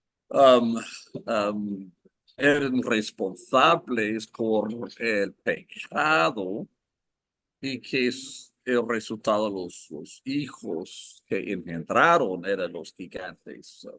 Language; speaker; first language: Spanish; non-native, fluent; English